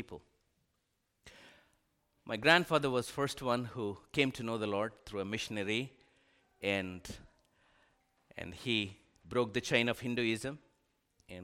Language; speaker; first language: English; non-native, local second language; Telugu